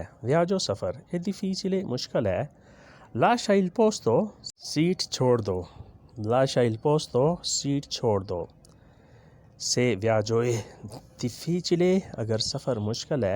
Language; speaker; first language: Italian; non-native, learner; Urdu